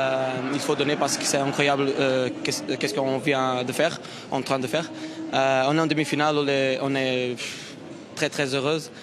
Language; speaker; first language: French; non-native, fluent; Portuguese